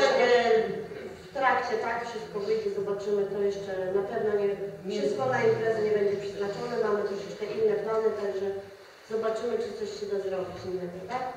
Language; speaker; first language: Polish; native; Polish